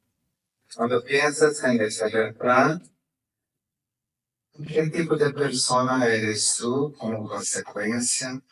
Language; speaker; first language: Spanish; non-native, fluent; Portuguese